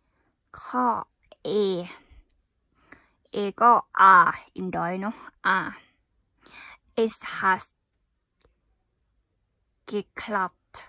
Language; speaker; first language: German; non-native, learner; Thai